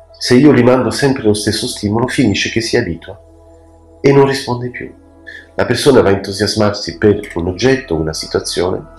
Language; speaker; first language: Italian; non-native, fluent; French